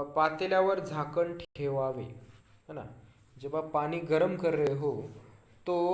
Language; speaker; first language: Hindi; non-native, local second language; Marathi